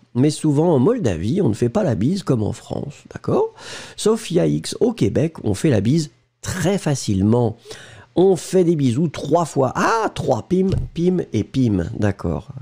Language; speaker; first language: French; native; French